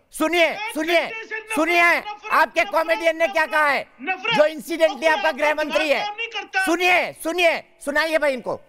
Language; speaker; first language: Hindi; native; Hindi